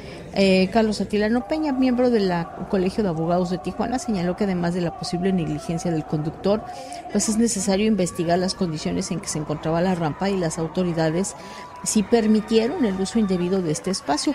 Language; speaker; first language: Spanish; native; Spanish